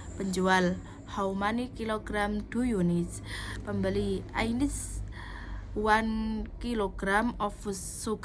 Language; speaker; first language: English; non-native, learner; Indonesian